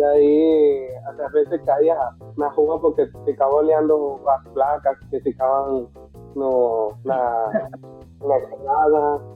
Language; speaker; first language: Portuguese; non-native, fluent; Spanish